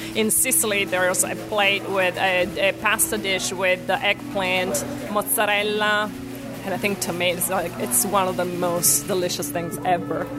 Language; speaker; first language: English; non-native, fluent; Italian